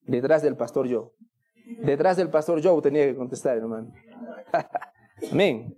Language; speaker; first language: Spanish; native; Spanish